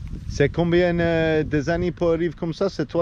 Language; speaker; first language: French; non-native, learner; English